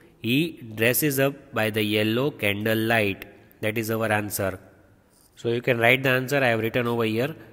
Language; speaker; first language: English; non-native, local second language; Gujarati